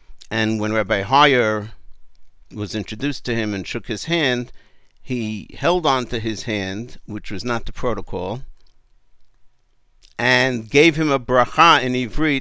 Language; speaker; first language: English; native; English